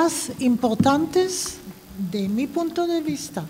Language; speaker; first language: Spanish; non-native, fluent; Hebrew